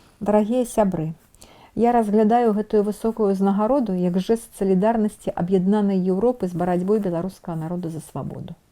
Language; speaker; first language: Belarusian; non-native, local second language; Russian